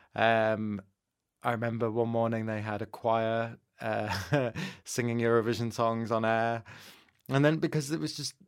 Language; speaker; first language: English; native; English